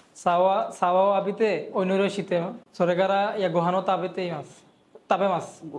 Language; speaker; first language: Japanese; non-native, learner; Bangla